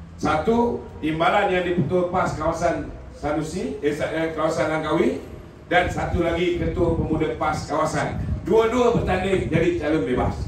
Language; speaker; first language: Malay; native; Malay